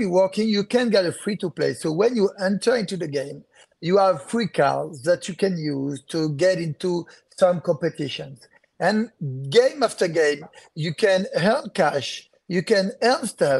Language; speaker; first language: English; non-native, fluent; French